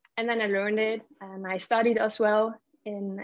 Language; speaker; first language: English; non-native, fluent; German